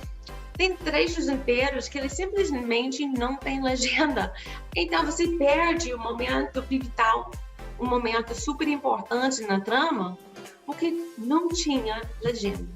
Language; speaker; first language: Portuguese; non-native, fluent; English